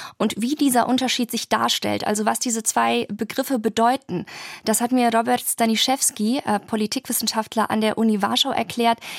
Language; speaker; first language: German; early bilingual, other home language; Polish